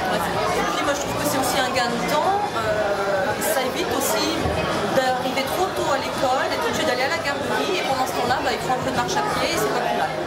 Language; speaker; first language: French; native; French